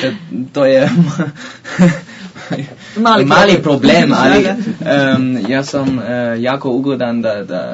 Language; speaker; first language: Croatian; non-native, learner; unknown